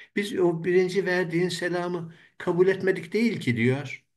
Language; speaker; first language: Turkish; native; Turkish